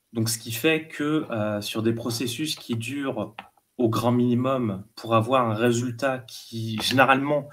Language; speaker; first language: French; native; French